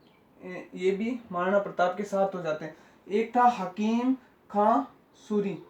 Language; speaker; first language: Hindi; native; Hindi